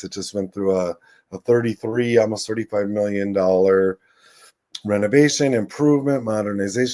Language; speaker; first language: English; native; English